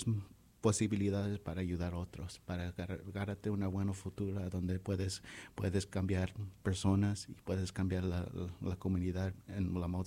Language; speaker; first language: Spanish; early bilingual, heritage; Spanish